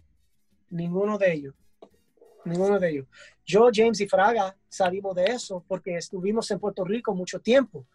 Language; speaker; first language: Spanish; early bilingual, heritage; English